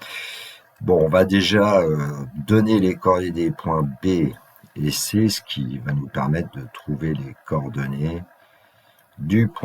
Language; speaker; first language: French; native; French